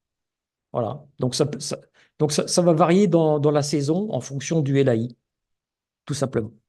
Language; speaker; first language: French; native; French